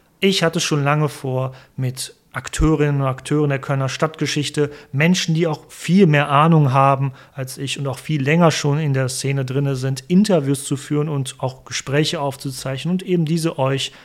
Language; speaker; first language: German; native; German